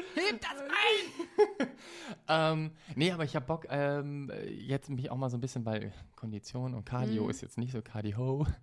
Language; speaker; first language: German; native; German